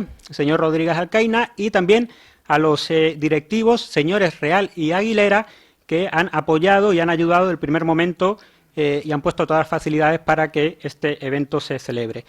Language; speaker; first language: Spanish; native; Spanish